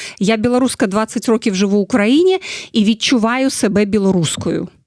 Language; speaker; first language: Ukrainian; non-native, fluent; Russian